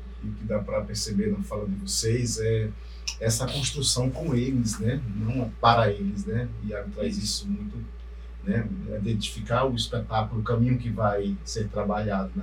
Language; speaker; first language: Portuguese; native; Portuguese